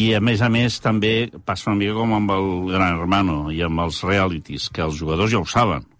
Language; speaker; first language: Catalan; early bilingual, heritage; Catalan